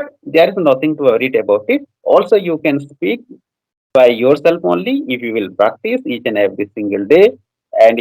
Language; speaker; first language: English; non-native, fluent; Odia